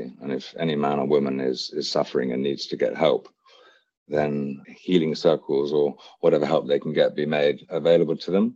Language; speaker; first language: English; native; English